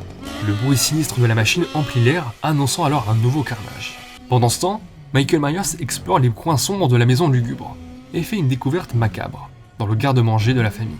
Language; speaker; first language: French; native; French